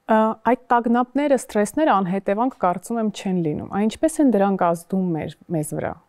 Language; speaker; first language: Armenian; native; Armenian